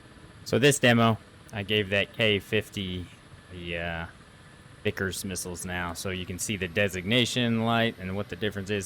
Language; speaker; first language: English; native; English